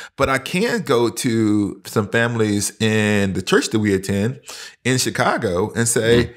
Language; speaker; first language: English; native; English